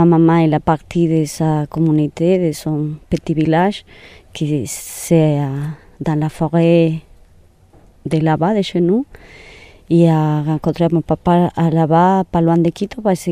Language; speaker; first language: French; non-native, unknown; Spanish